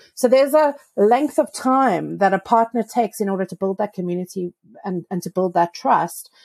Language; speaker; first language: English; native; English